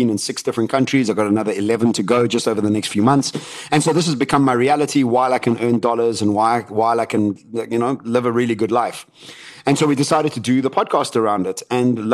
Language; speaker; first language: English; native; English